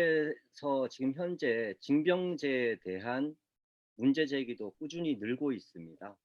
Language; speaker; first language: Korean; native; Korean